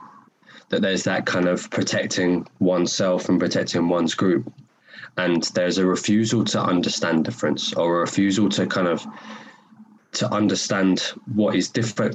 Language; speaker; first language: English; native; English